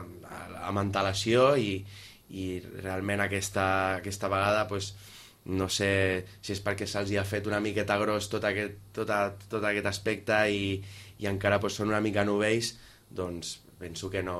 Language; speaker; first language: Catalan; native; Catalan